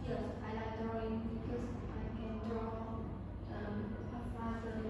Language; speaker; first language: English; non-native, learner; Vietnamese